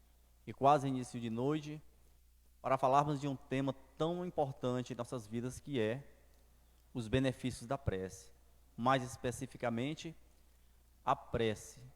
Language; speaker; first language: Portuguese; native; Portuguese